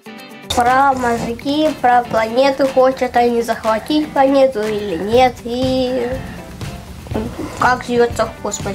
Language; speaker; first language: Russian; native; Russian